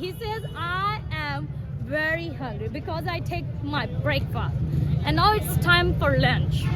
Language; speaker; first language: English; non-native, local second language; Punjabi